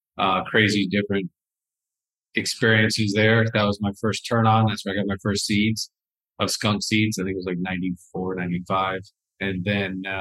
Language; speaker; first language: English; native; English